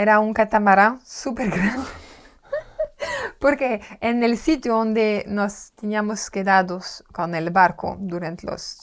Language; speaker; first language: Spanish; non-native, learner; French